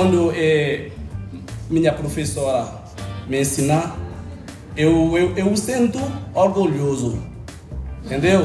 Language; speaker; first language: Portuguese; non-native, learner; Haitian Creole